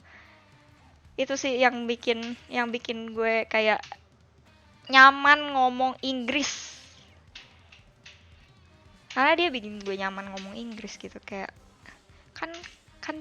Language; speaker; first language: Indonesian; native; Indonesian